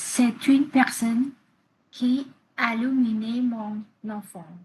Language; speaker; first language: French; non-native, learner; Vietnamese